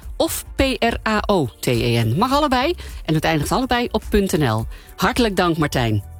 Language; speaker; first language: Dutch; native; Dutch